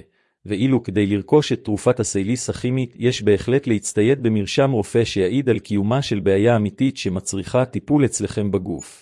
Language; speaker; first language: Hebrew; native; Hebrew